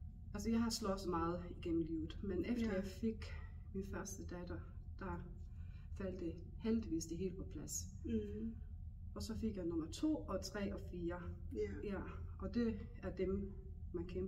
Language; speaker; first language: Danish; non-native, local second language; Faroese